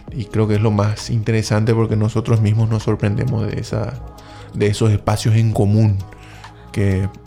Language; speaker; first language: Spanish; native; Spanish